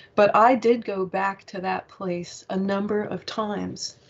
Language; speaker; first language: English; native; English